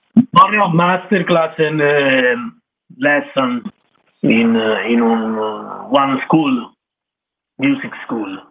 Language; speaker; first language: English; non-native, learner; Italian